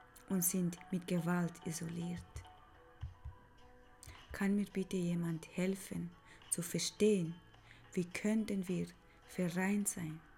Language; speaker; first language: German; non-native, fluent; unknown